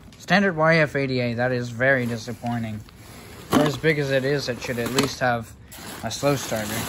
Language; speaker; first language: English; native; English